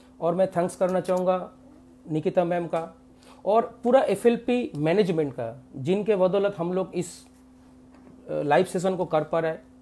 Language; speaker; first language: Hindi; non-native, local second language; Bangla